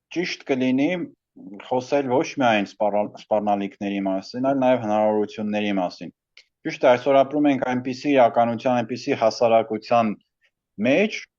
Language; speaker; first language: Armenian; native; Armenian